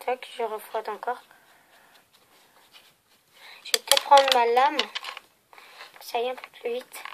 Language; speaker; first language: French; native; French